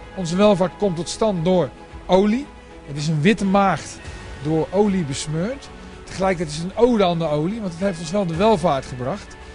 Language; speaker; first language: Dutch; native; Dutch